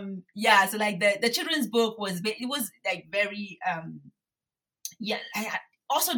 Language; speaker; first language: English; non-native, local second language; Bini